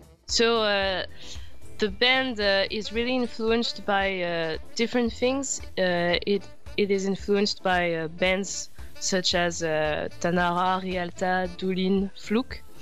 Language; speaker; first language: English; non-native, fluent; French